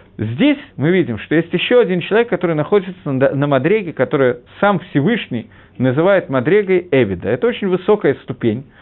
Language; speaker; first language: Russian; early bilingual, heritage; Russian